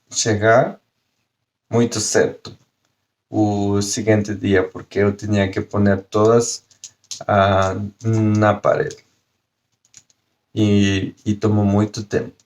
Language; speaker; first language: Portuguese; non-native, learner; Spanish